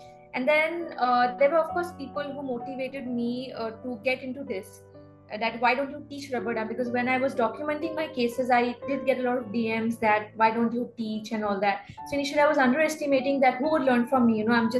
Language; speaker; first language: English; non-native, local second language; Assamese